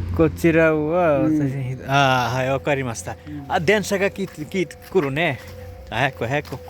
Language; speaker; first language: Japanese; non-native, learner; Bangla